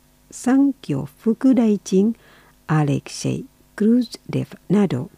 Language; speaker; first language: Japanese; non-native, fluent; Indonesian